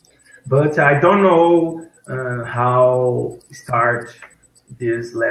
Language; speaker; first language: English; non-native, learner; Portuguese